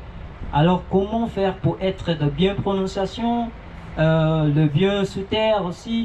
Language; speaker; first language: French; non-native, learner; Portuguese